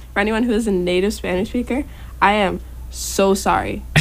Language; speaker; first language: English; native; English